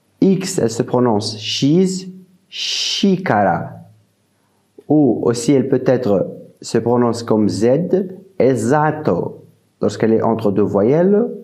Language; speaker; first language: French; non-native, fluent; Portuguese